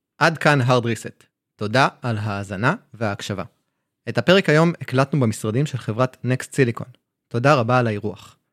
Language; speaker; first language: Hebrew; native; Hebrew